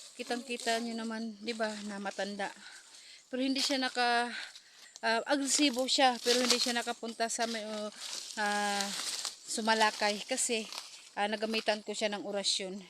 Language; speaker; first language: Filipino; non-native, local second language; Cebuano